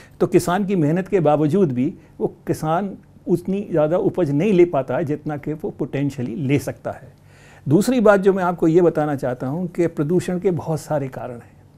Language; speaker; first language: Hindi; native; Hindi